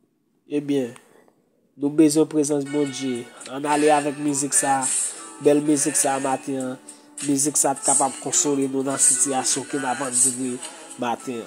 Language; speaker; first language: French; non-native, local second language; Haitian Creole